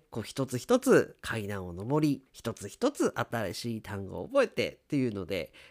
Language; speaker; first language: Japanese; native; Japanese